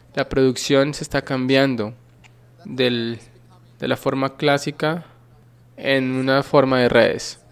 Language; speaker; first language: Spanish; non-native, fluent; Finnish